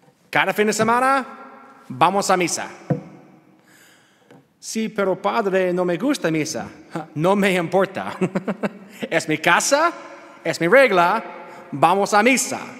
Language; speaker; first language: Spanish; non-native, learner; English